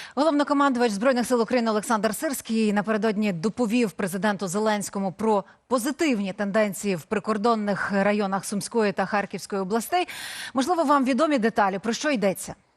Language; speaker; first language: Ukrainian; native; Ukrainian